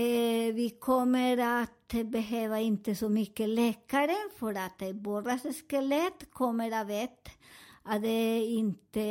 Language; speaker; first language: Swedish; non-native, learner; Spanish